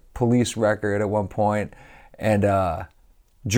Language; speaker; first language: English; native; English